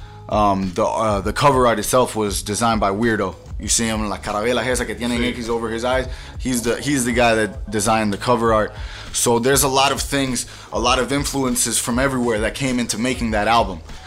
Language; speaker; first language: English; early bilingual, other home language; Spanish